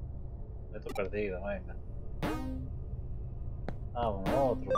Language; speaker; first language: Spanish; native; Spanish